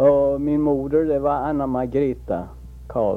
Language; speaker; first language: Swedish; early bilingual, heritage; Swedish